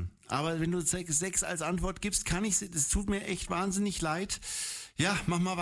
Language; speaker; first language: German; native; German